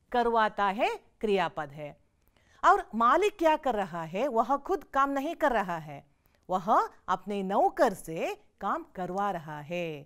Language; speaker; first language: Hindi; non-native, local second language; Kannada